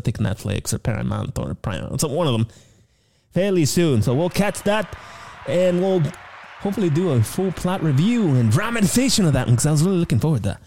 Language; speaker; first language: English; native; English